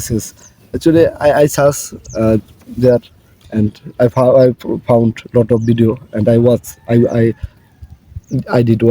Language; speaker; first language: English; non-native, learner; Bangla